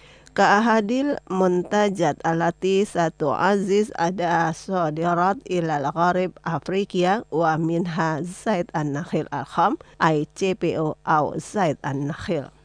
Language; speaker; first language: Arabic; non-native, fluent; Indonesian